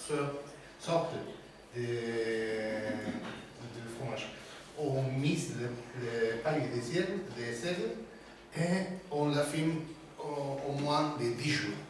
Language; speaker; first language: French; non-native, learner; Spanish